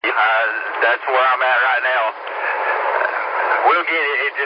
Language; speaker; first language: English; native; English